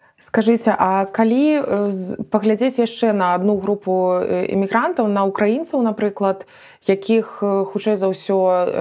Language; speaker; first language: Belarusian; native; Belarusian